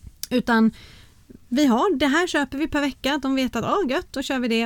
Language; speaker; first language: Swedish; native; Swedish